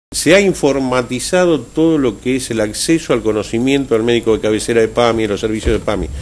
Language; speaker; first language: Spanish; native; Spanish